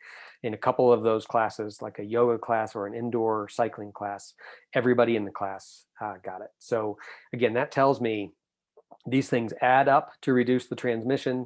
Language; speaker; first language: English; native; English